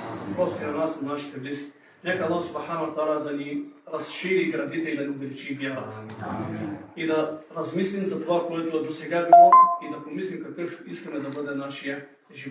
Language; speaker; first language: Bulgarian; native; Bulgarian